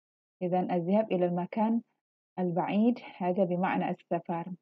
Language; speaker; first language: Arabic; non-native, fluent; Indonesian